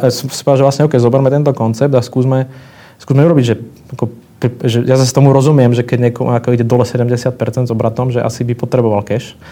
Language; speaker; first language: Slovak; native; Slovak